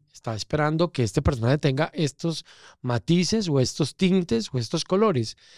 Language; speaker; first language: Spanish; native; Spanish